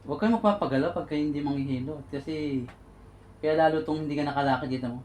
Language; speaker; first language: Filipino; native; Filipino